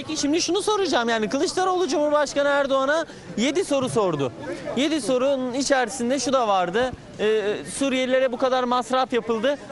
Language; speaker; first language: Turkish; native; Turkish